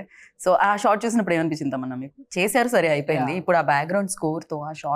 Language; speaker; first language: Telugu; native; Telugu